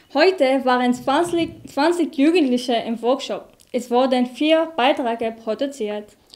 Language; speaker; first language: German; non-native, learner; Arabic